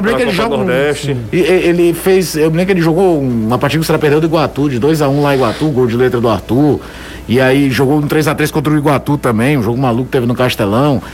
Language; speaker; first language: Portuguese; native; Portuguese